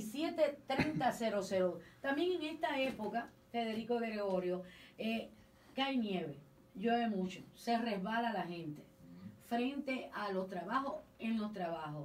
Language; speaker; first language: Spanish; native; Spanish